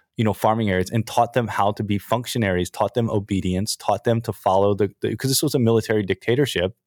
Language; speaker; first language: English; native; English